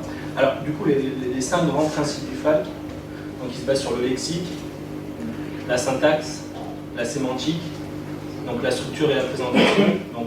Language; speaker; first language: French; native; French